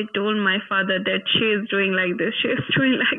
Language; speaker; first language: English; non-native, local second language; Hindi